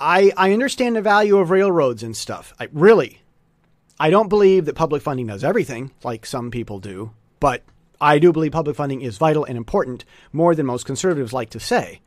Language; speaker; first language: English; native; English